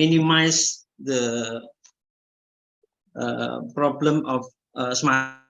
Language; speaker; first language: English; non-native, learner; Indonesian